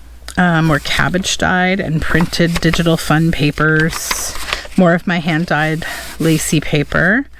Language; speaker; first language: English; native; English